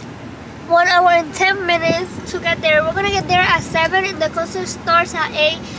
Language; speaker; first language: English; early bilingual, other home language; Spanish